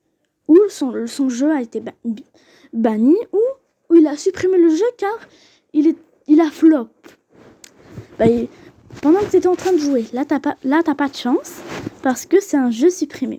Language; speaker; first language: French; native; French